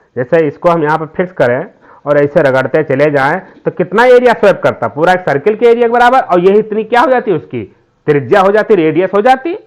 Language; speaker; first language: Hindi; native; Hindi